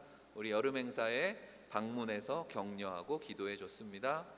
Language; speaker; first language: Korean; native; Korean